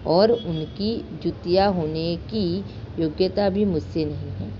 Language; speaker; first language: Hindi; non-native, local second language; Gujarati